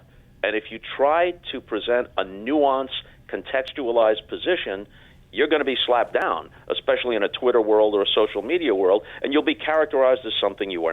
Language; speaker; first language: English; native; English